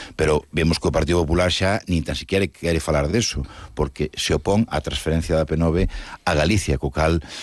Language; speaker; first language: Galician; non-native, local second language; Spanish